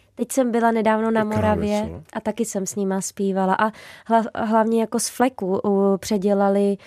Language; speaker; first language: Czech; native; Czech